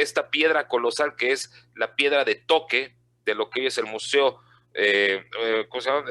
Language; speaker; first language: Spanish; native; Spanish